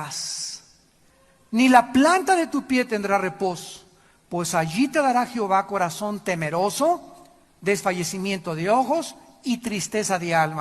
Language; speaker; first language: Spanish; native; Spanish